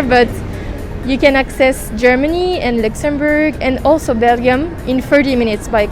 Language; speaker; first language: English; non-native, fluent; French